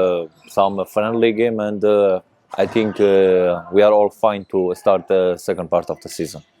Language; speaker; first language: English; non-native, learner; Persian